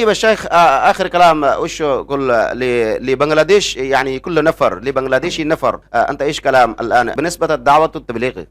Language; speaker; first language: Arabic; non-native, learner; Bangla